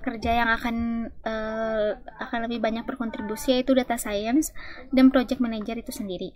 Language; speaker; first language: Indonesian; native; Indonesian